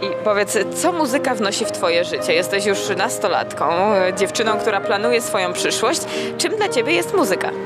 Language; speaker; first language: Polish; native; Polish